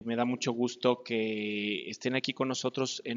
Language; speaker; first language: Spanish; native; Spanish